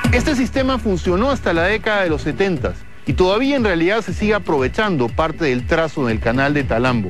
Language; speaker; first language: Spanish; native; Spanish